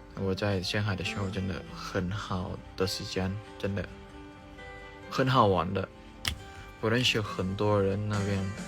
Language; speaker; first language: Chinese; non-native, fluent; Thai